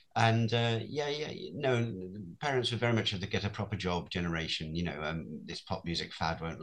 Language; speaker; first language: English; native; English